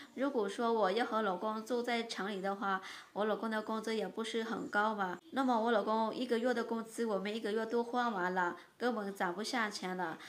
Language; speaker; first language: Chinese; non-native, fluent; Lao